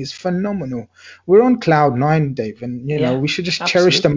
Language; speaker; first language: English; native; English